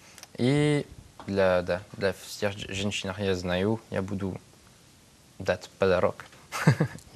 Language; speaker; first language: Russian; non-native, learner; French